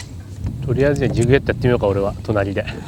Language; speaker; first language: Japanese; native; Japanese